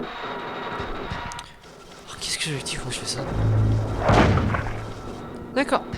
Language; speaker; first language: French; native; French